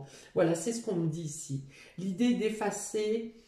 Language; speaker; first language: French; native; French